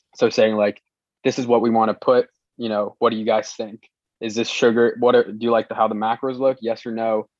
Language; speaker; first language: English; non-native, local second language; Cantonese